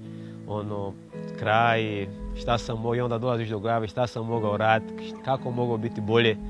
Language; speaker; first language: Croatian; non-native, fluent; Portuguese